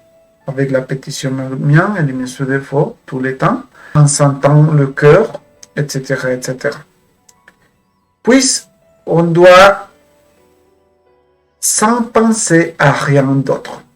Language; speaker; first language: French; non-native, fluent; Spanish